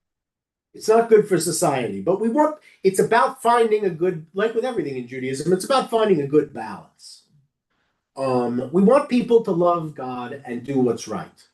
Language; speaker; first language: English; native; English